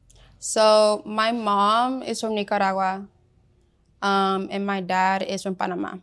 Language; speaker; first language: English; early bilingual, other home language; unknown